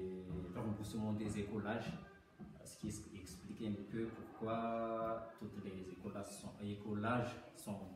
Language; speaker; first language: French; non-native, local second language; Malagasy